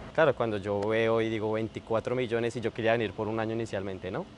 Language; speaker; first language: Spanish; native; Spanish